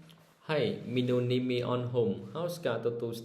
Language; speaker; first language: Finnish; non-native, learner; Vietnamese